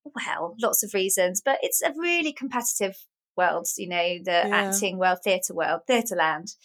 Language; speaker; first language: English; native; English